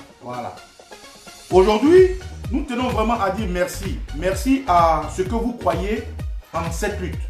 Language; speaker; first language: French; native; French